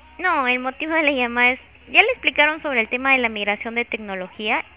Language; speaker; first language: Spanish; native; Spanish